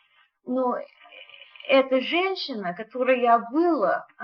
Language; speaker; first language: Russian; non-native, learner; English